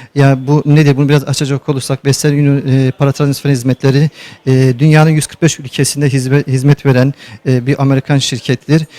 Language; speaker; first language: Turkish; native; Turkish